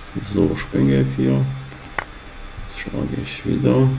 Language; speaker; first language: German; non-native, fluent; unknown